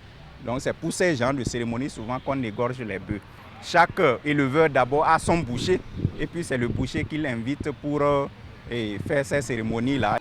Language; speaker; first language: French; non-native, local second language; Fula